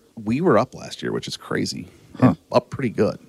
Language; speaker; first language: English; native; English